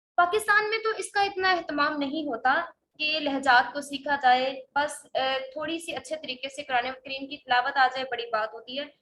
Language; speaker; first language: Urdu; native; Urdu